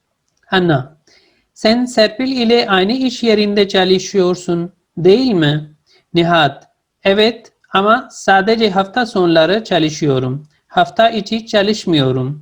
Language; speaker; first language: Turkish; non-native, fluent; Urdu